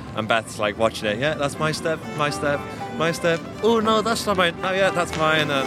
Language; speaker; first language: English; non-native, local second language; Welsh